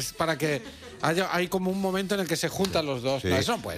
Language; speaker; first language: Spanish; native; Spanish